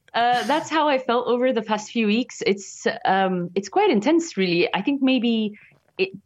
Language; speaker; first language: English; non-native, fluent; Arabic